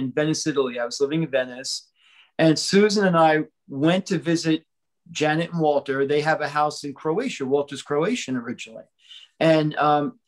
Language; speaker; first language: English; native; English